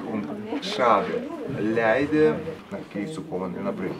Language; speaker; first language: German; non-native, learner; Russian